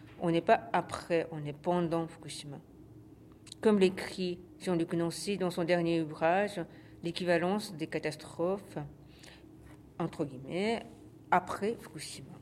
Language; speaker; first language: French; non-native, fluent; Japanese